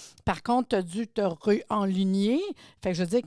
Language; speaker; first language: French; native; French